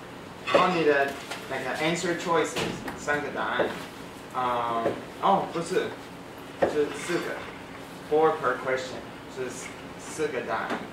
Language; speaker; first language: Chinese; non-native, fluent; English